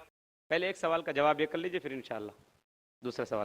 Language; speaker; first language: Hindi; native; Hindi